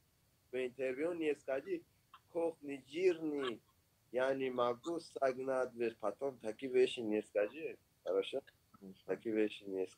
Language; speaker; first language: Russian; non-native, learner; Persian